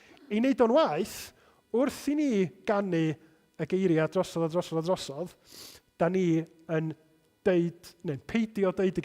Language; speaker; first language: Welsh; native; Welsh